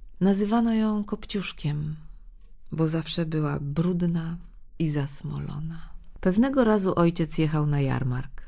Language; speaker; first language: Polish; native; Polish